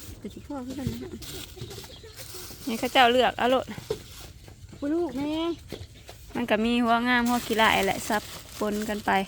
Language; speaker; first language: Thai; non-native, local second language; Northeastern Thai